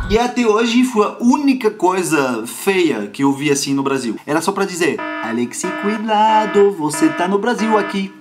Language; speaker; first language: Portuguese; non-native, fluent; French